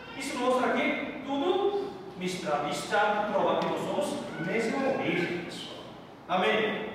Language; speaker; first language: Portuguese; non-native, fluent; Korean